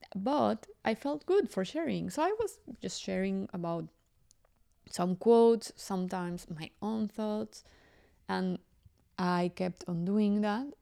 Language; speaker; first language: English; non-native, fluent; Spanish